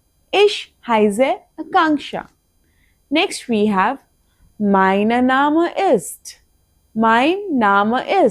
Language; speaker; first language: German; non-native, fluent; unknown